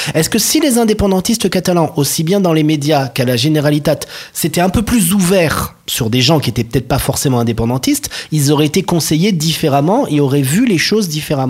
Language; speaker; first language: French; native; French